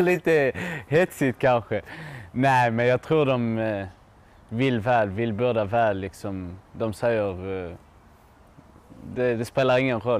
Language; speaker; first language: Swedish; native; Swedish